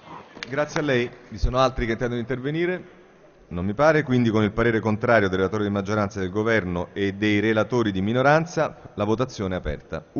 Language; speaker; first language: Italian; native; Italian